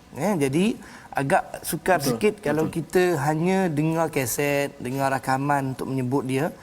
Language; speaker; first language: Malay; native; Malay